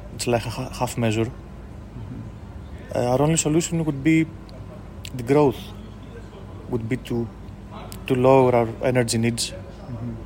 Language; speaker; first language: English; non-native, fluent; Greek